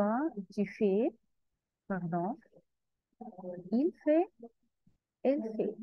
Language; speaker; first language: French; non-native, fluent; Arabic